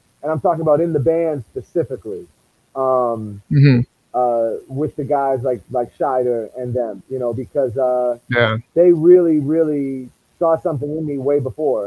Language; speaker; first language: English; native; English